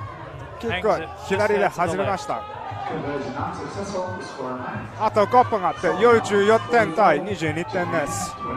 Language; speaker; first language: Japanese; non-native, learner; English